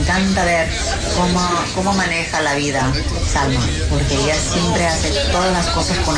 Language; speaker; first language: Spanish; early bilingual, heritage; English